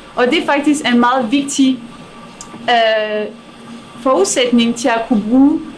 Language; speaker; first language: Danish; non-native, fluent; French